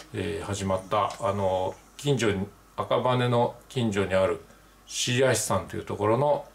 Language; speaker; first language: Japanese; native; Japanese